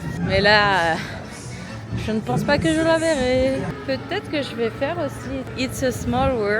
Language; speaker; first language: French; native; French